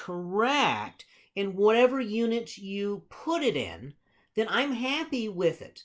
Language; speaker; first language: English; native; English